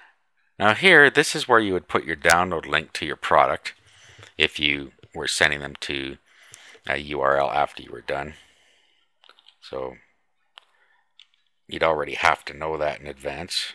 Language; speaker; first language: English; native; English